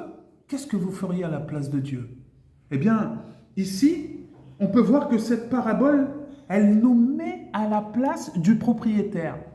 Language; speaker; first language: French; native; French